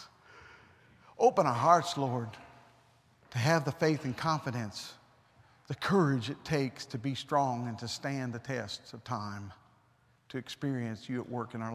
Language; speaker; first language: English; native; English